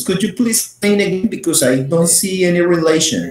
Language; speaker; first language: English; non-native, fluent; Spanish